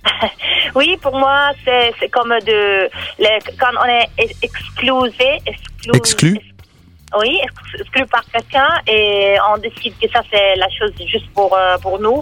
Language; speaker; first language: French; non-native, learner; Italian